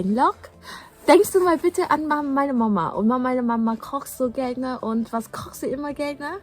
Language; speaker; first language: German; non-native, fluent; Vietnamese